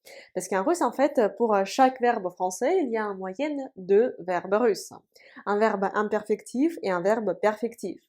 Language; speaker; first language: French; non-native, fluent; Russian